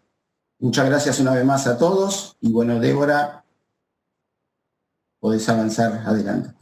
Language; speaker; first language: Spanish; native; Spanish